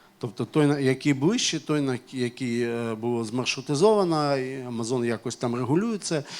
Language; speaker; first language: Ukrainian; non-native, local second language; Russian